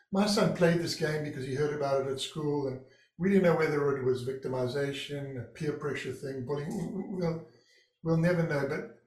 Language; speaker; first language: English; native; English